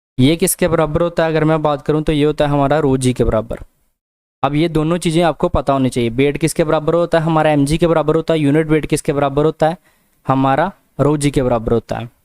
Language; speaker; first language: Hindi; non-native, local second language; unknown